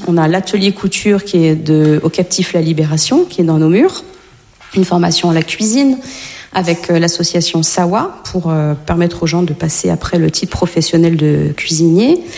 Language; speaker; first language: French; native; French